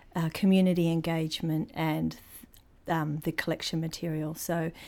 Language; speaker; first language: English; native; English